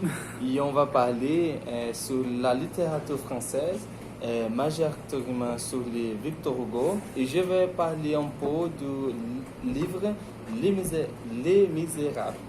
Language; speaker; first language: French; non-native, learner; Portuguese